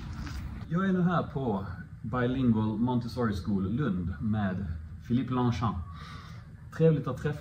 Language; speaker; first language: Swedish; native; Swedish